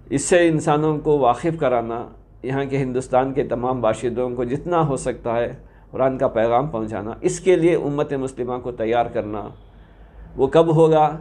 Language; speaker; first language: Hindi; non-native, local second language; Urdu